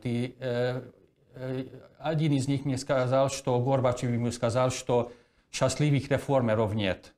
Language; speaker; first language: Russian; non-native, fluent; Hungarian